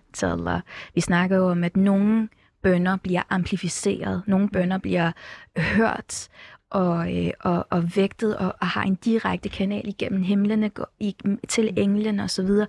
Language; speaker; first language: Danish; early bilingual, other home language; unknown